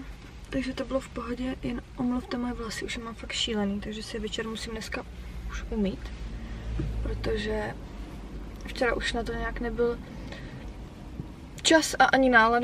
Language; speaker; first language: Czech; native; Czech